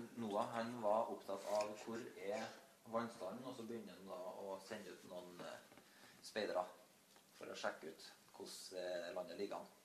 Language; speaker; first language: Norwegian; native; Norwegian